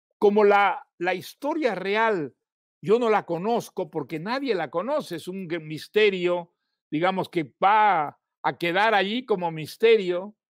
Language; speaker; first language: Spanish; native; Spanish